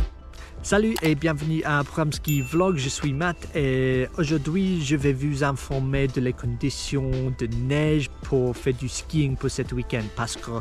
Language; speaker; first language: French; non-native, learner; English